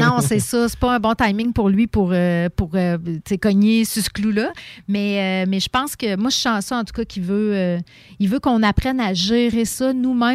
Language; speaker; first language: French; native; French